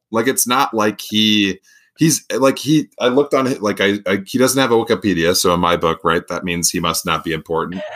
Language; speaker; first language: English; native; English